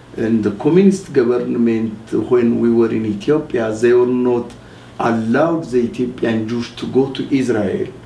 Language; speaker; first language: English; non-native, fluent; Amharic